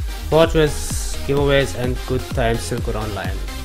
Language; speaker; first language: English; non-native, learner; German